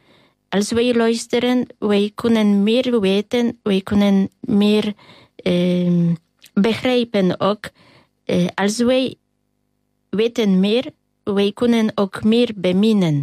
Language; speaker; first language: Dutch; non-native, learner; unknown